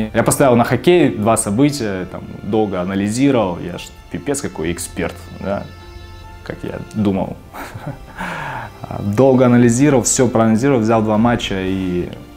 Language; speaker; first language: Russian; native; Russian